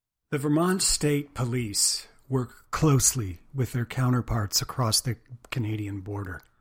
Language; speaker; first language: English; native; English